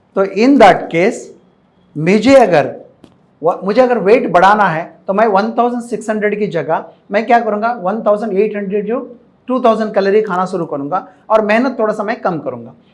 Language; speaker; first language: Hindi; non-native, local second language; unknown